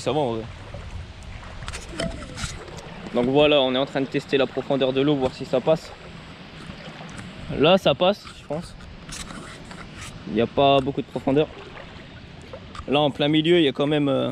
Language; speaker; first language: French; native; French